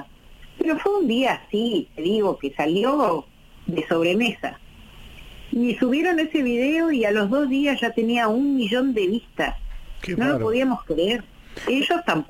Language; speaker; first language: Spanish; native; Spanish